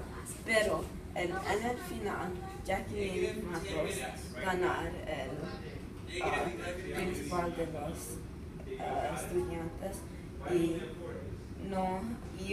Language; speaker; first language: Spanish; non-native, learner; English